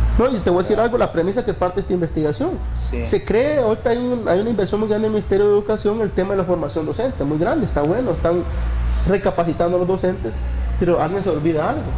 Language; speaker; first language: Spanish; native; Spanish